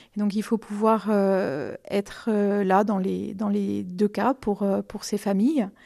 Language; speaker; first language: French; native; French